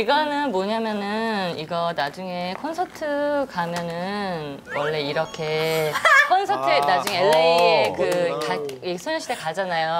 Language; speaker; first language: Korean; early bilingual, heritage; English